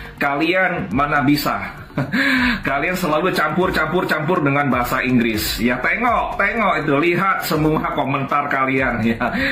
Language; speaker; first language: Indonesian; native; Indonesian